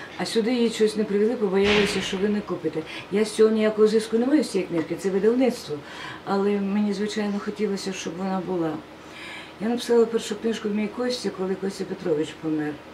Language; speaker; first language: Ukrainian; non-native, local second language; Russian